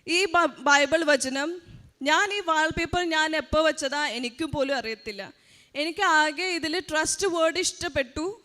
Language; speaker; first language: Malayalam; early bilingual, heritage; Malayalam